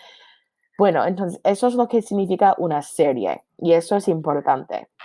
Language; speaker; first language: Spanish; non-native, fluent; English